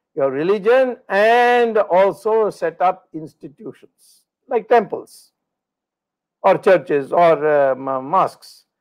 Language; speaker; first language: English; non-native, local second language; Tamil